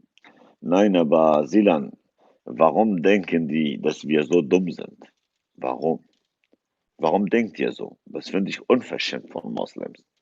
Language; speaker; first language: German; non-native, fluent; Kurdish